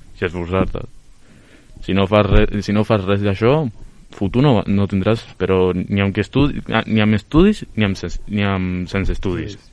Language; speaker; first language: Catalan; non-native, local second language; Spanish